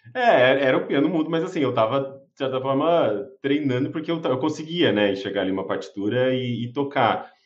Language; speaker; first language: Portuguese; native; Portuguese